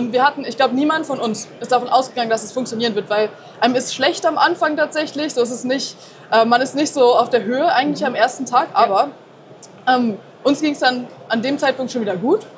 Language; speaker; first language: German; native; German